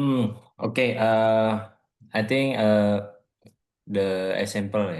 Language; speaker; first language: English; non-native, learner; Indonesian